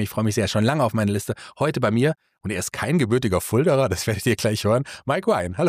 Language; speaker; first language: German; native; German